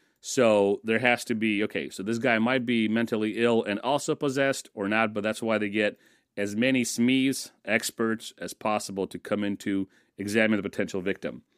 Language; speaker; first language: English; early bilingual, other home language; Russian